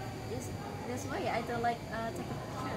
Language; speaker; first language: English; non-native, learner; Indonesian